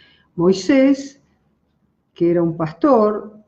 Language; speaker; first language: Spanish; native; Spanish